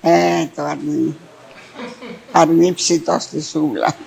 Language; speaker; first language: Spanish; non-native, fluent; Greek